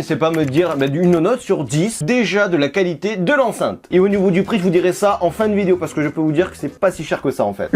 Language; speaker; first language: French; native; French